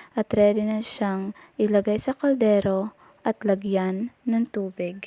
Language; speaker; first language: Filipino; non-native, local second language; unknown